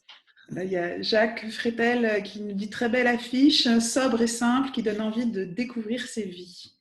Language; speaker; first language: French; native; French